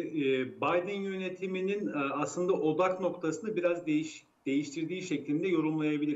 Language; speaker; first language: Turkish; native; Turkish